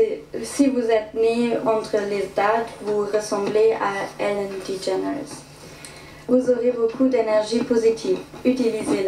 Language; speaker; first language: French; non-native, fluent; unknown